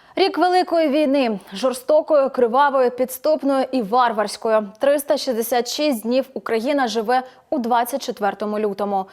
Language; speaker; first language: Ukrainian; native; Ukrainian